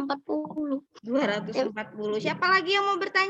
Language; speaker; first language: Malay; native; Malay